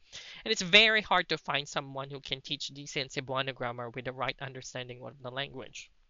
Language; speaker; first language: English; non-native, local second language; Cebuano